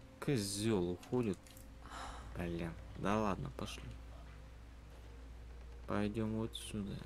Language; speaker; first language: Russian; native; Russian